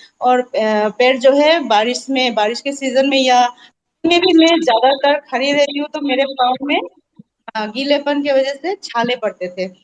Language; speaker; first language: Hindi; non-native, local second language; Assamese